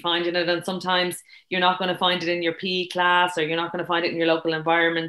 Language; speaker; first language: English; native; English